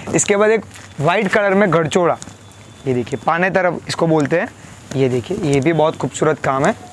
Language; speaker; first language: Hindi; non-native, local second language; Gujarati